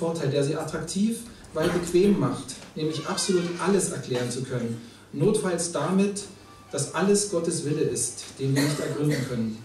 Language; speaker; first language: German; native; German